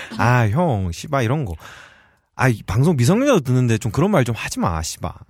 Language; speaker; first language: Korean; native; Korean